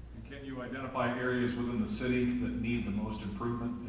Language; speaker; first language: English; native; English